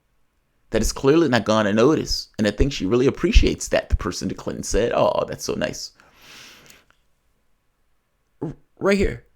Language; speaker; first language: English; native; English